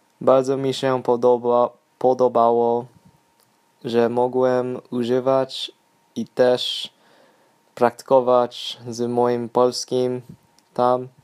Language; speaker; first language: Polish; non-native, learner; English